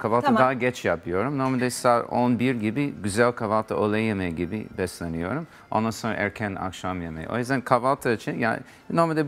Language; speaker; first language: Turkish; non-native, learner; English